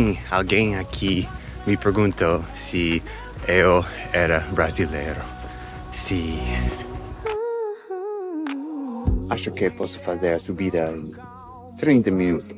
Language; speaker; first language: Portuguese; non-native, fluent; English